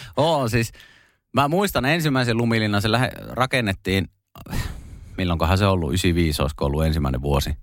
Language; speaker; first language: Finnish; native; Finnish